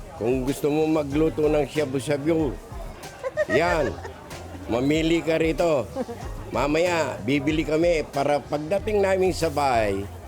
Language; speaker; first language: Filipino; non-native, local second language; Pampanga